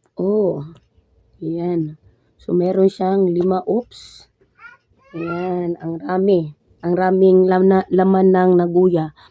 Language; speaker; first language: Filipino; non-native, local second language; Cebuano